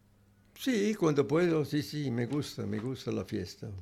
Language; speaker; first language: Spanish; non-native, learner; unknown